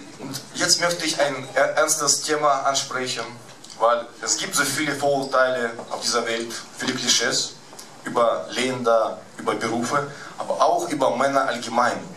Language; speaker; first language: German; early bilingual, other home language; Russian